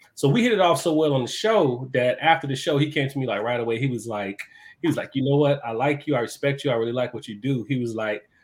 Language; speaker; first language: English; native; English